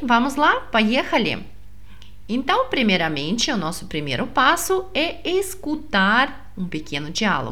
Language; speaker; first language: Portuguese; non-native, fluent; Russian